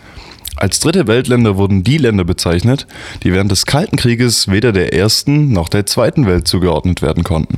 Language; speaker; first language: German; native; German